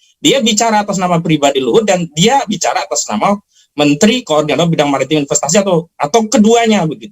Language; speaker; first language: Indonesian; native; Indonesian